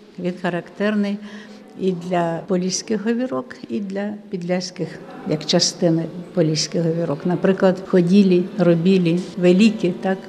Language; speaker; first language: Ukrainian; native; Ukrainian